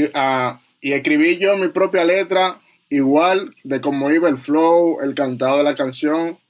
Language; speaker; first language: English; non-native, learner; Spanish